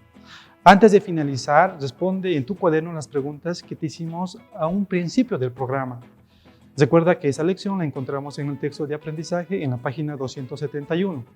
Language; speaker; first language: Spanish; native; Spanish